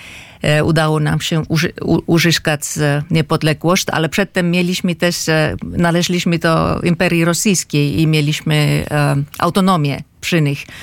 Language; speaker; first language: Polish; non-native, fluent; Finnish